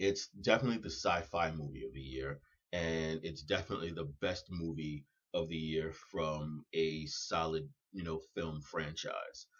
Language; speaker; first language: English; native; English